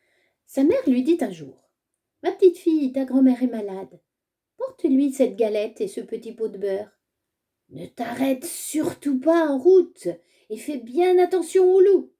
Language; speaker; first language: French; native; French